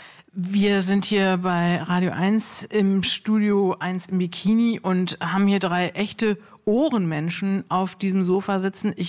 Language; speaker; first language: German; native; German